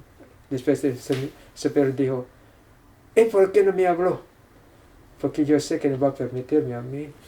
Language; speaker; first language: Spanish; non-native, fluent; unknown